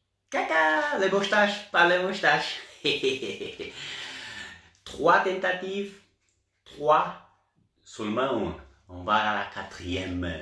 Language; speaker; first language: French; non-native, learner; Portuguese